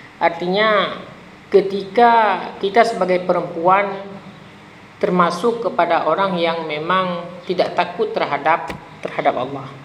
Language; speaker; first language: Indonesian; non-native, local second language; Achinese